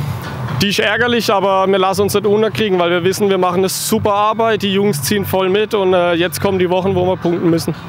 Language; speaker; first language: German; native; German